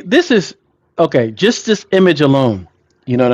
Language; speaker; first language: English; native; English